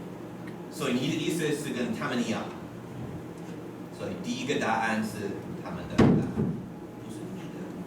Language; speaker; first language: Chinese; non-native, fluent; English